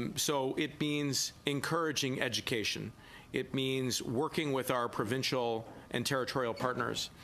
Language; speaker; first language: English; native; English